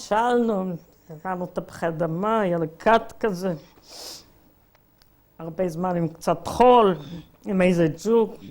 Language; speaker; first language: Hebrew; non-native, fluent; Yiddish